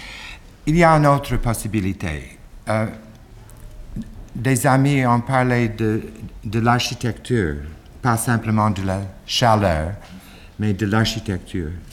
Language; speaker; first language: French; non-native, fluent; English